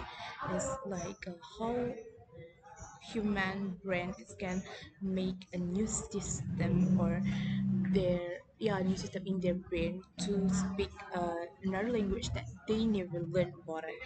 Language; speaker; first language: English; non-native, learner; Indonesian